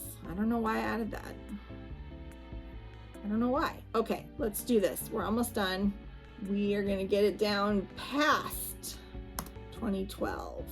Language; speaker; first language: English; native; English